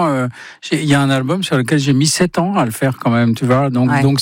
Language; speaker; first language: French; native; French